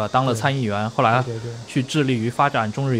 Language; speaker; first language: Chinese; native; Chinese